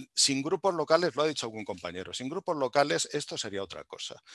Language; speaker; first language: Spanish; native; Spanish